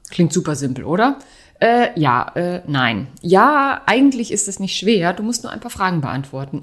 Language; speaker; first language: German; native; German